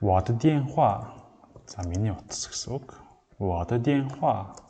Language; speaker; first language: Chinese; non-native, learner; Mongolian